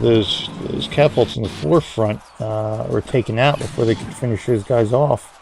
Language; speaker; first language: English; native; English